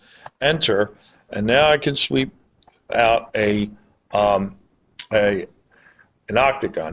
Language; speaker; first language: English; native; English